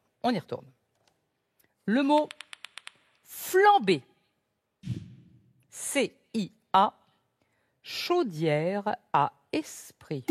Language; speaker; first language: French; native; French